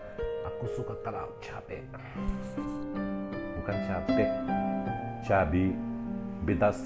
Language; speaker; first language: Indonesian; non-native, learner; Arabic